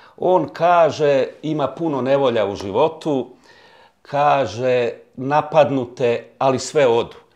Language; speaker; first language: Croatian; native; Croatian